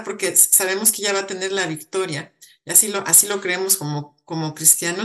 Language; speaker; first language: Spanish; native; Spanish